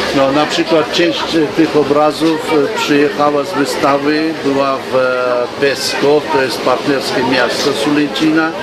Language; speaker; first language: Polish; non-native, fluent; Armenian